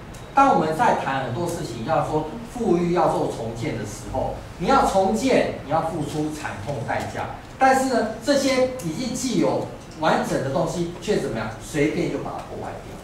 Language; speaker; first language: Chinese; native; Chinese